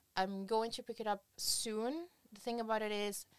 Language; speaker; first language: English; non-native, fluent; Spanish